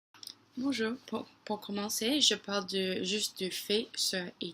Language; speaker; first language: French; non-native, learner; English